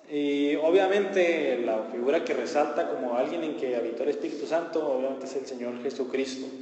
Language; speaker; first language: Spanish; native; Spanish